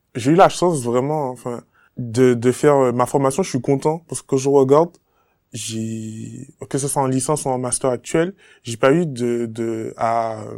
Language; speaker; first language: French; native; French